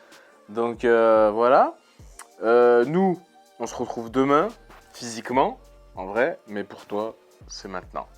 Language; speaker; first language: French; native; French